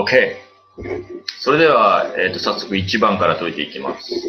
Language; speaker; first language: Japanese; native; Japanese